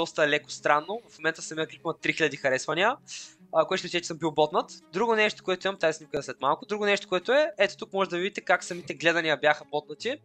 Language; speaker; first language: Bulgarian; native; Bulgarian